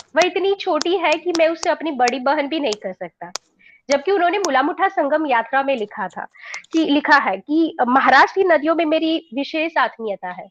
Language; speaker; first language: Hindi; non-native, local second language; Gujarati